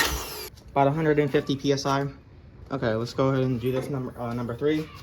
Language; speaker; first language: English; native; English